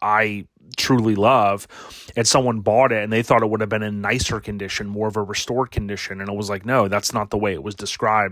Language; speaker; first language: English; native; English